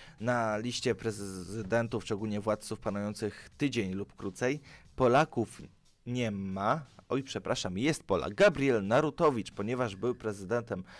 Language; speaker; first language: Polish; native; Polish